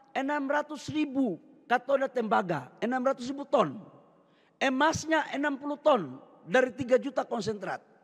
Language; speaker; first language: Indonesian; native; Indonesian